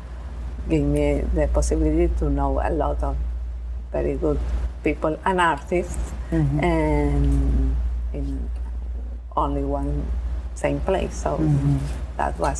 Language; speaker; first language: English; non-native, learner; Spanish